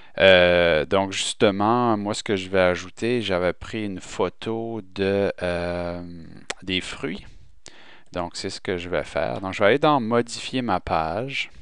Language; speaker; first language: French; native; French